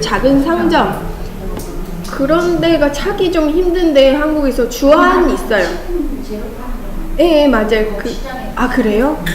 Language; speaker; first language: Korean; non-native, fluent; Chinese